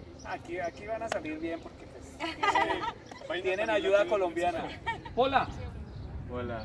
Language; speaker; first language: Spanish; native; Spanish